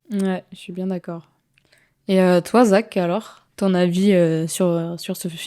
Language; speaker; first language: French; native; French